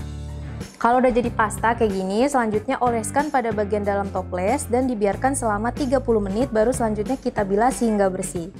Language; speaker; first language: Indonesian; native; Indonesian